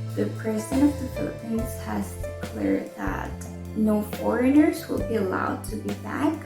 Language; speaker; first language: English; non-native, fluent; Korean